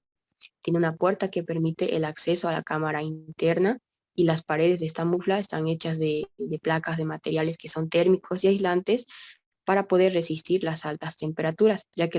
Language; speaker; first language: Spanish; native; Spanish